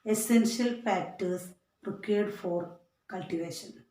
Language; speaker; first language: English; non-native, local second language; Malayalam